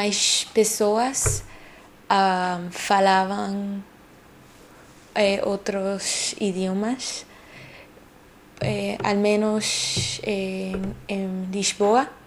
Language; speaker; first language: Portuguese; non-native, learner; Spanish